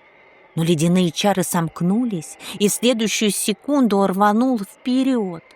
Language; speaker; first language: Russian; native; Russian